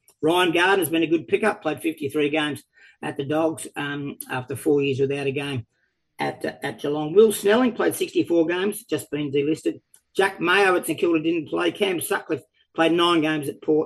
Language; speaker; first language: English; native; English